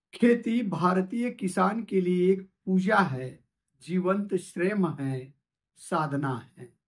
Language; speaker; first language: Hindi; non-native, local second language; Marathi